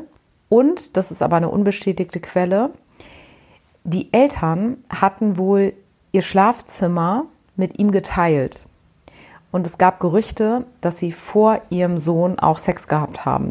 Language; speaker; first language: German; native; German